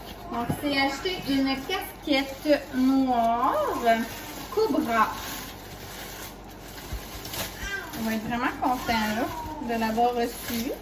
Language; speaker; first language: French; native; French